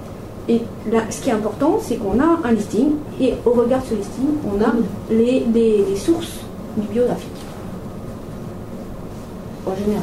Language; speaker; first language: French; native; French